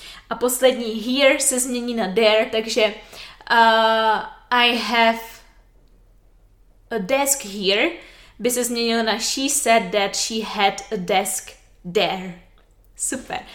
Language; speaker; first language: English; non-native, fluent; Czech